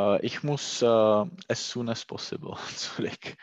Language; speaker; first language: German; non-native, learner; Czech